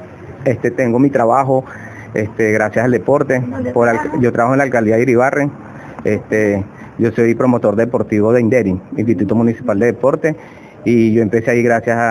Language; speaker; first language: Spanish; native; Spanish